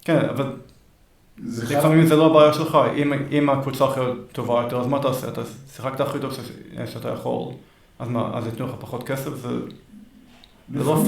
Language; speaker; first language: Hebrew; early bilingual, heritage; Hebrew